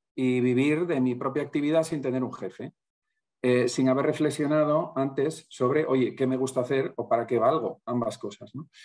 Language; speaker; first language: Spanish; native; Spanish